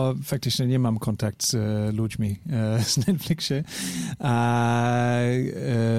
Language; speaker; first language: Polish; non-native, learner; English